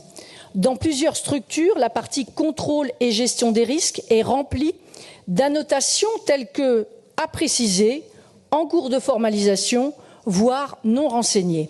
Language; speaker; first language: French; native; French